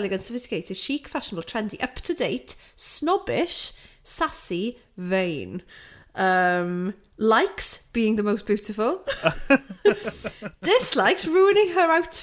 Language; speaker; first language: English; non-native, local second language; Welsh